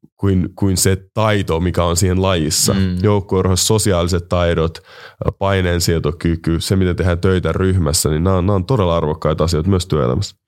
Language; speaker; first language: Finnish; native; Finnish